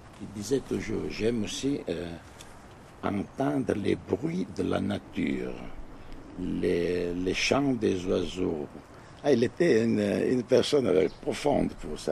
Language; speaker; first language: French; non-native, fluent; Italian